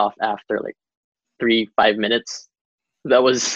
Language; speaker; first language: English; non-native, local second language; Cebuano